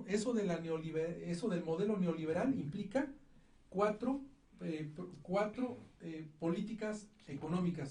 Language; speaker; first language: Spanish; native; Spanish